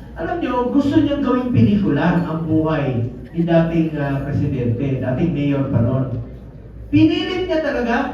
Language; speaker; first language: Filipino; non-native, local second language; Cebuano